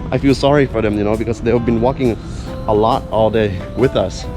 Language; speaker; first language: English; non-native, fluent; Thai